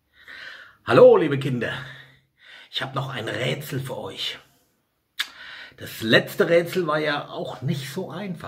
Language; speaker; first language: German; native; German